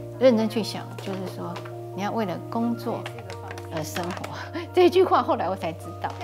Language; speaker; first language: Chinese; native; Chinese